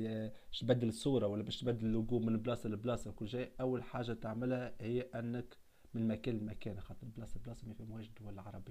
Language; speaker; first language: Arabic; native; Arabic